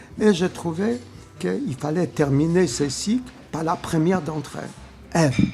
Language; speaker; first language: French; non-native, fluent; Polish